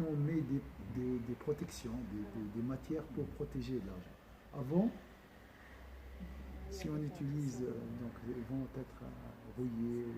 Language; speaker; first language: French; non-native, local second language; Arabic